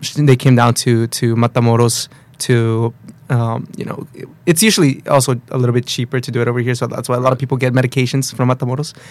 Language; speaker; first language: English; early bilingual, other home language; Spanish